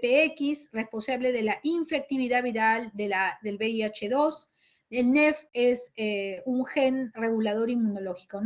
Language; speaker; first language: Spanish; native; Spanish